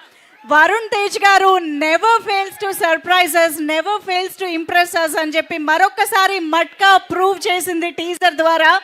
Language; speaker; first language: Telugu; native; Telugu